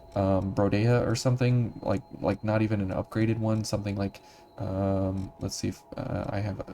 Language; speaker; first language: English; native; English